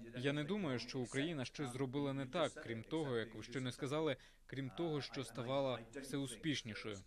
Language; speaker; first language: Ukrainian; non-native, fluent; English